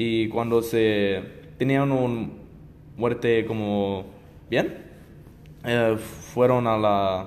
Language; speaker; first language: Spanish; non-native, learner; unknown